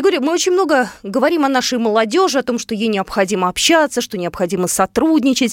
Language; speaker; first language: Russian; native; Russian